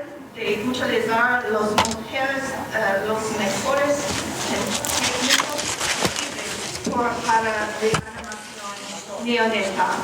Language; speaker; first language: Spanish; non-native, learner; English